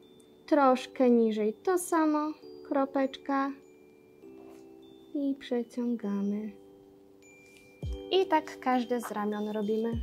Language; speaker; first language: Polish; native; Polish